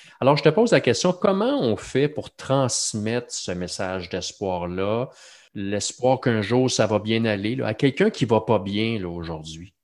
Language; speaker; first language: French; native; French